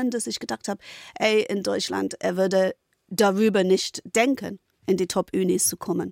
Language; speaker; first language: German; non-native, fluent; English